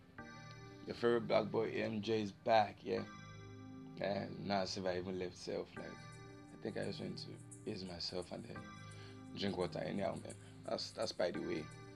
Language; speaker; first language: English; non-native, local second language; Yoruba